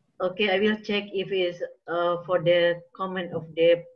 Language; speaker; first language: English; non-native, learner; Indonesian